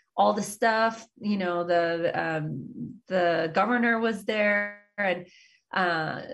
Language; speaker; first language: English; early bilingual, other home language; Persian